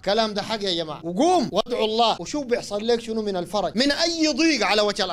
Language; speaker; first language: Arabic; native; Arabic